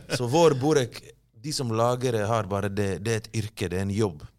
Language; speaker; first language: Norwegian; early bilingual, other home language; Bosnian